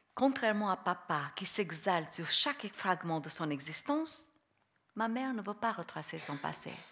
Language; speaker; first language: French; non-native, fluent; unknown